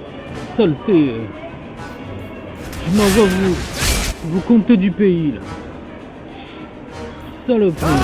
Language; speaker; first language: French; native; French